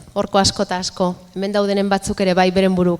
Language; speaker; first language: Basque; native; Basque